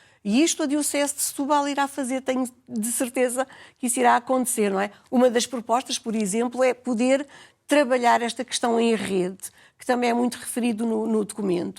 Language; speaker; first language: Portuguese; native; Portuguese